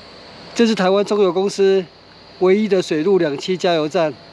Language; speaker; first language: Chinese; native; Chinese